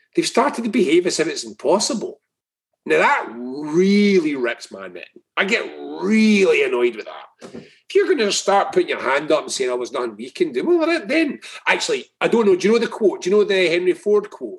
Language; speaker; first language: English; native; English